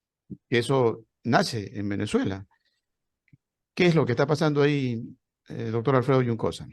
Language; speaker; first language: Spanish; native; Spanish